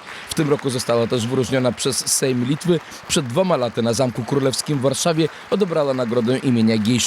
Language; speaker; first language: Polish; native; Polish